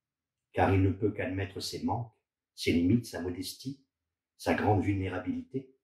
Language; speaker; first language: French; native; French